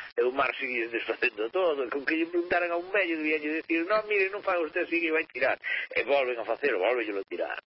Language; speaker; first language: Galician; native; Galician